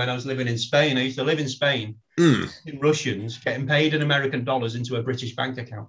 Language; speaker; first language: English; native; English